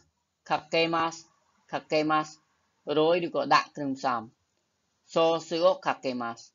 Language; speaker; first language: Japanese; non-native, fluent; Khmer